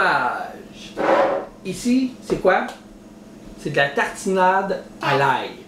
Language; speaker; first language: French; native; French